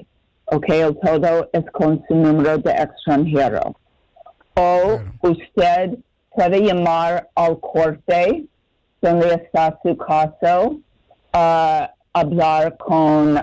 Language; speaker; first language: Spanish; non-native, fluent; English